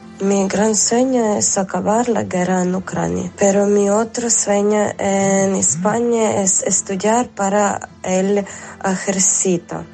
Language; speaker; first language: Spanish; non-native, learner; Ukrainian